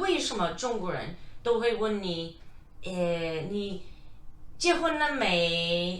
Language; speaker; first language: Chinese; non-native, fluent; English